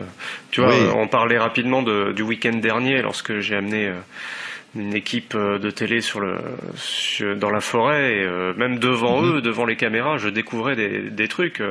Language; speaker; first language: French; native; French